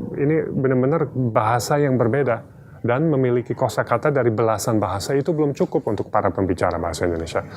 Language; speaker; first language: Indonesian; non-native, fluent; English